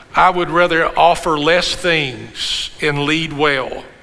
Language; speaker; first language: English; native; English